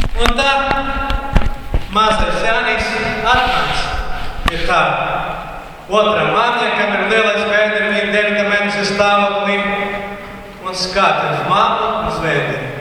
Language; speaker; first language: Latvian; non-native, learner; Portuguese